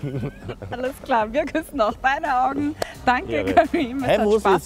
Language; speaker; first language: German; native; German